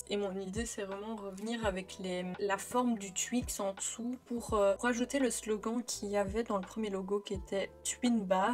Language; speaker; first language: French; native; French